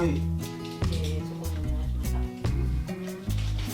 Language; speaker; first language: Japanese; native; Japanese